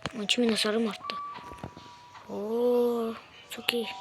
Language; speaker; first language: Turkish; non-native, learner; Azerbaijani